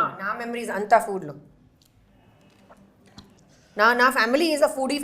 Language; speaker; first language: Telugu; non-native, fluent; Hindi